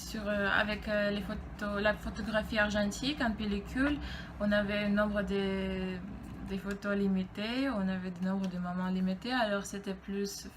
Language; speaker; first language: French; non-native, fluent; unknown